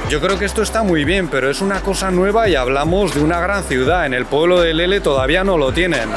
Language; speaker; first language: Spanish; native; Spanish